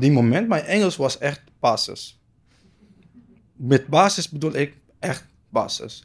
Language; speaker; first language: Dutch; non-native, learner; Arabic